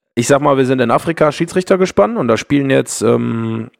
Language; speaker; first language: German; native; German